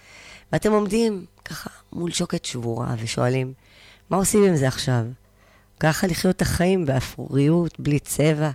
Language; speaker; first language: Hebrew; native; Hebrew